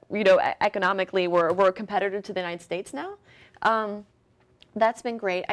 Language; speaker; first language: English; early bilingual, other home language; French